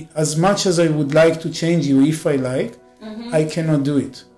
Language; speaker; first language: English; non-native, fluent; Hebrew